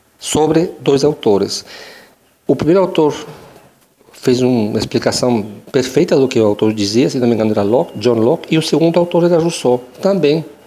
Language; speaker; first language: Portuguese; non-native, fluent; Spanish